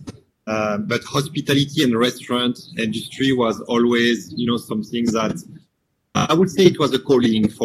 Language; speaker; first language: English; non-native, fluent; French